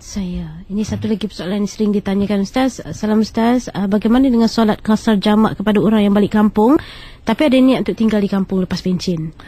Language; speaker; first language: Malay; native; Malay